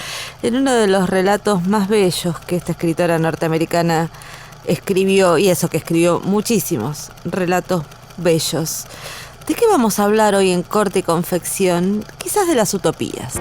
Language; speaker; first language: Spanish; native; Spanish